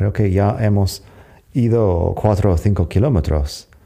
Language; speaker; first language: Spanish; non-native, fluent; English